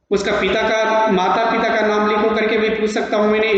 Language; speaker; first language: Hindi; non-native, local second language; Kannada